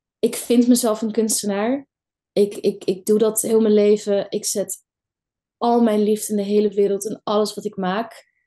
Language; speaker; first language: Dutch; early bilingual, other home language; Kurdish